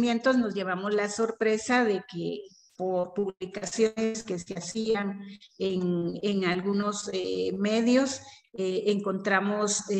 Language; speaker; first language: Spanish; native; Spanish